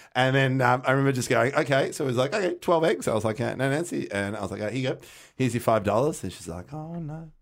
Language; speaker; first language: English; native; English